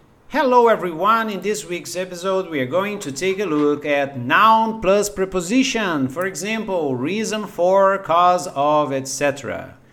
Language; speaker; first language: English; non-native, fluent; Portuguese